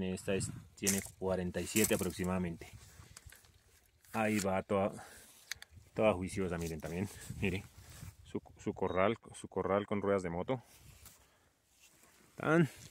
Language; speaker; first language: Spanish; native; Spanish